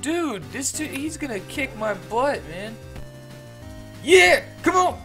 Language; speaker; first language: English; native; English